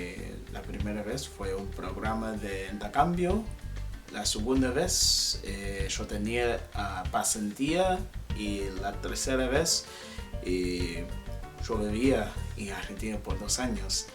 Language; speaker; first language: Spanish; non-native, fluent; English